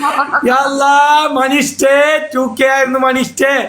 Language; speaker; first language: Malayalam; native; Malayalam